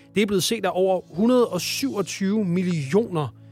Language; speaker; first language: Danish; native; Danish